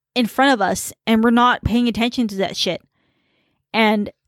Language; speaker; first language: English; early bilingual, other home language; Khmer